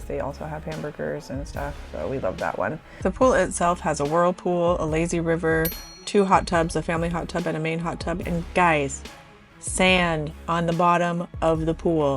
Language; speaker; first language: English; native; English